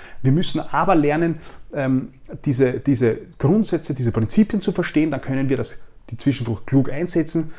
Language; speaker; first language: German; native; German